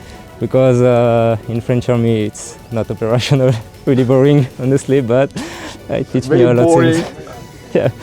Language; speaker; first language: English; non-native, learner; French